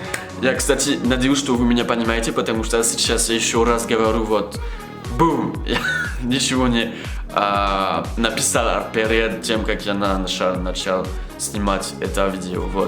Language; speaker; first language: Russian; non-native, learner; French